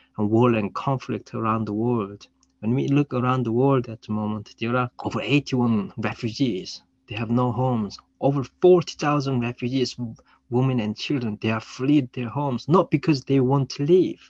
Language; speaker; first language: English; non-native, fluent; Korean